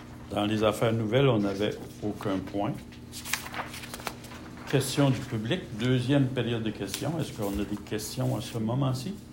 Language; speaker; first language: French; native; French